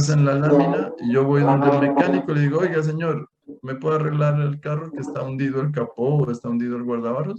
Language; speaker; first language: Spanish; native; Spanish